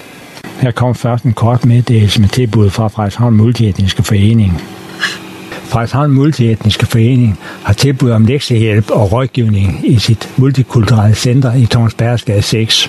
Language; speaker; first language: Danish; native; Danish